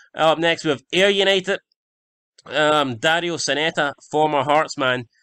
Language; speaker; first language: English; native; English